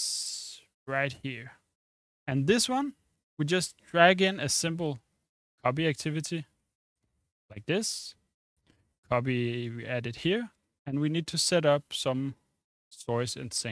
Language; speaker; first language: English; non-native, fluent; Danish